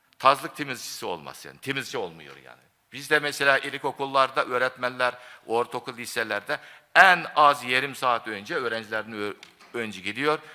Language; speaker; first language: Turkish; non-native, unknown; Japanese